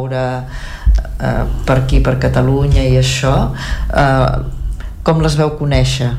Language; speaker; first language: Catalan; native; Catalan